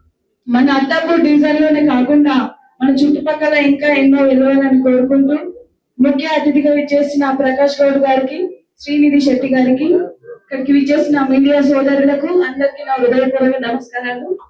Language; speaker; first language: Telugu; native; Telugu